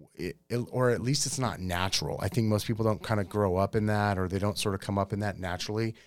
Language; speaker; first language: English; native; English